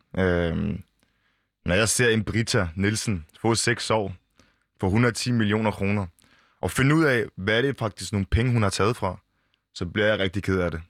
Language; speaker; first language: Danish; early bilingual, other home language; Arabic